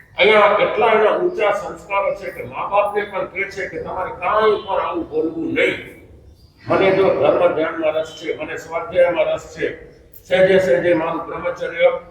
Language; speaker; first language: Gujarati; non-native, local second language; Kachhi